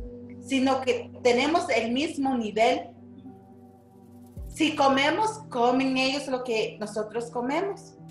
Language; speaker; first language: Spanish; non-native, local second language; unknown